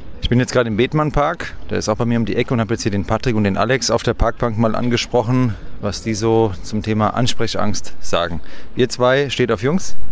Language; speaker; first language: German; native; German